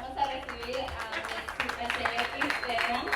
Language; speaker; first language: Spanish; native; Spanish